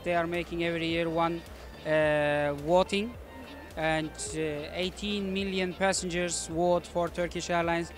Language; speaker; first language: English; non-native, fluent; Turkish